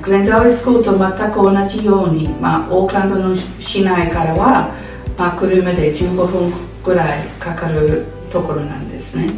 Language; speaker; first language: Japanese; non-native, fluent; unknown